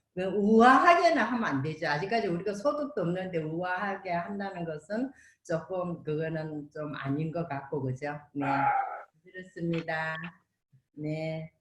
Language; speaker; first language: Korean; native; Korean